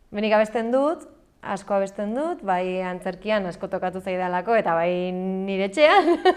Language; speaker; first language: Basque; native; Basque